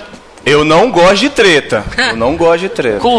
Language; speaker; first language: Portuguese; native; Portuguese